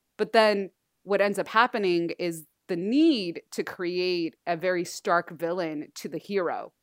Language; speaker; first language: English; native; English